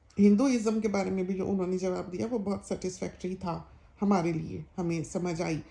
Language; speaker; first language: Urdu; native; Urdu